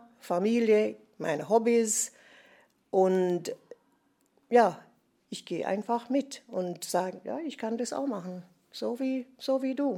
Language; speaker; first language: German; non-native, fluent; English